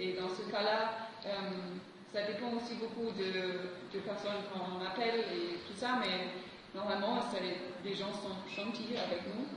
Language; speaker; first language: French; non-native, fluent; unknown